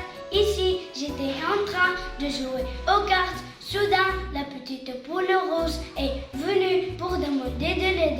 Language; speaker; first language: French; non-native, learner; Arabic